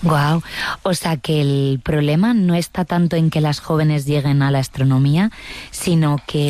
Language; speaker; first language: Spanish; native; Spanish